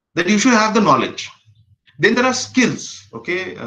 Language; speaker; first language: English; non-native, local second language; Konkani